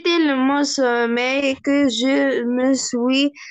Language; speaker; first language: French; non-native, learner; Arabic